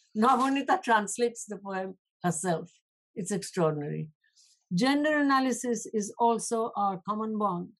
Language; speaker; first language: English; non-native, local second language; Bangla